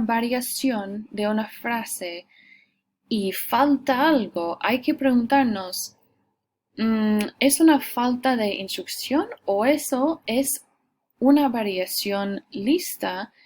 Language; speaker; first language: Spanish; non-native, fluent; English